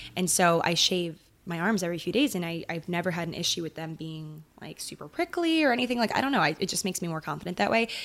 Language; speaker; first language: English; early bilingual, other home language; Italian